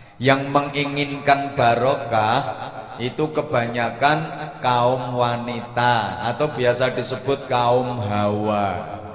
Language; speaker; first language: Indonesian; non-native, local second language; Javanese